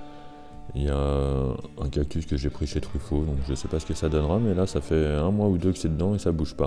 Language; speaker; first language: French; native; French